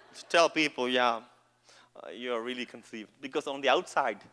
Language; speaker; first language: English; non-native, local second language; Malayalam